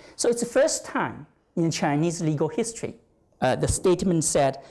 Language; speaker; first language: English; non-native, fluent; Chinese